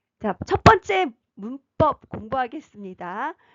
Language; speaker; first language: Korean; native; Korean